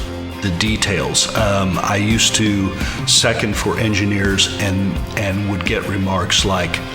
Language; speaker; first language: English; native; English